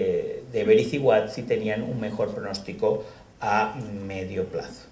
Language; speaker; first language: Spanish; native; Spanish